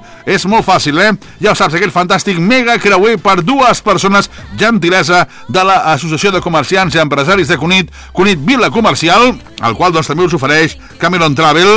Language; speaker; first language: Catalan; native; Catalan